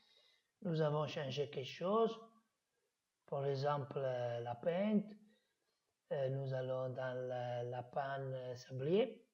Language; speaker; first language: French; non-native, fluent; Italian